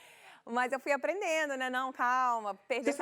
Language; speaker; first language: Portuguese; native; Portuguese